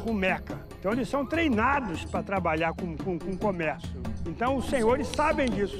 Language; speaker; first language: Portuguese; native; Portuguese